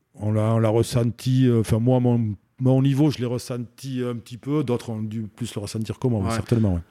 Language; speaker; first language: French; native; French